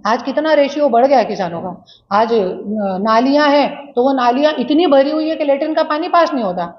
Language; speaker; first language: Hindi; non-native, local second language; Marathi